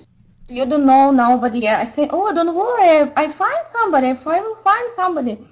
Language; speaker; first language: English; non-native, learner; Ukrainian